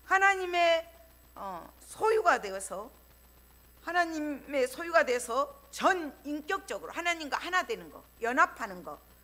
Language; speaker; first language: Korean; native; Korean